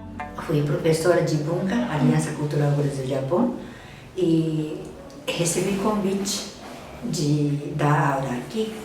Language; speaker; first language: Portuguese; non-native, fluent; Japanese